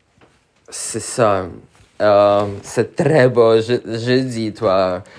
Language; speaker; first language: French; non-native, learner; Russian